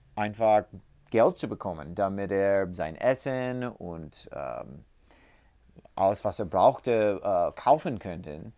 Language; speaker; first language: German; non-native, learner; English